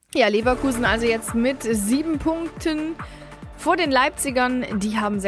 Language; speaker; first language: German; native; German